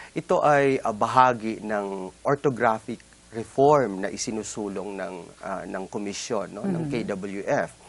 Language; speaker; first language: Filipino; non-native, local second language; Waray